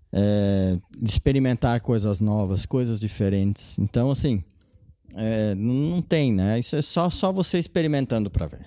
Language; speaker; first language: Portuguese; non-native, local second language; German